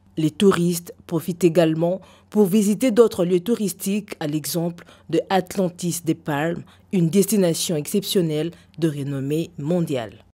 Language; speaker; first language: French; non-native, local second language; Lingala